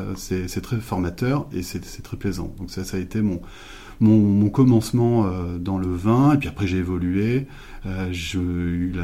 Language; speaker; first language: French; native; French